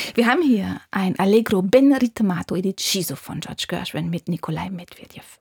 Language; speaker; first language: German; native; German